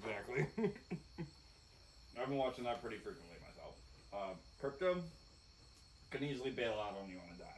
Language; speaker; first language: English; native; English